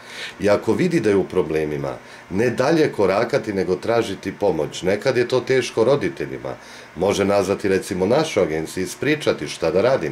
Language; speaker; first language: Bosnian; native; Bosnian